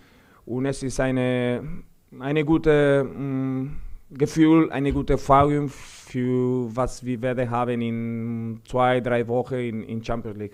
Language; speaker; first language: German; non-native, fluent; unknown